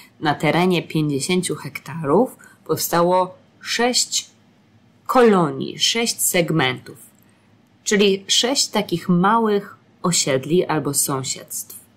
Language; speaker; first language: Polish; native; Polish